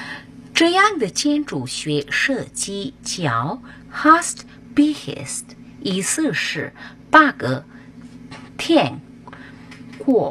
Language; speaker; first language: Chinese; non-native, fluent; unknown